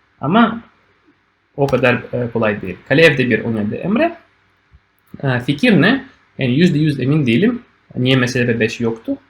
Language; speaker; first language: Turkish; non-native, fluent; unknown